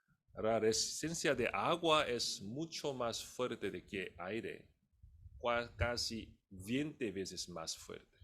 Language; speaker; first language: Spanish; non-native, fluent; Korean